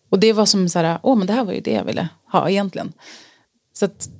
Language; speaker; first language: Swedish; native; Swedish